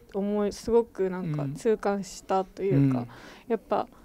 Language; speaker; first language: Japanese; native; Japanese